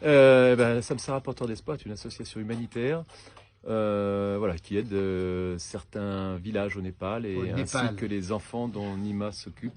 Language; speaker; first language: French; native; French